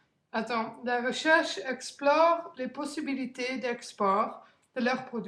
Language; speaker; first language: French; non-native, fluent; Dutch